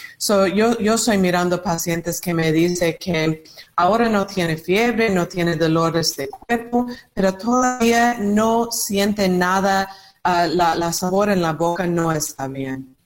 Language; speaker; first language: Spanish; non-native, learner; English